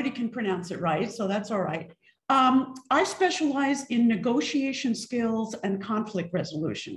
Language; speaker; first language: English; native; English